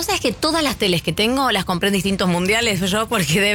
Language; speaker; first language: Spanish; native; Spanish